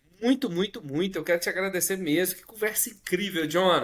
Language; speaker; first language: Portuguese; native; Portuguese